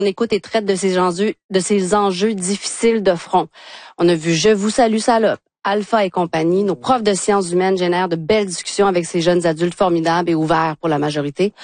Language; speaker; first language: French; native; French